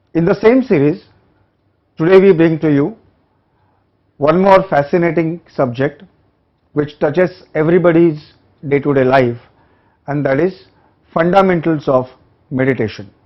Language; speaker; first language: English; non-native, local second language; Marathi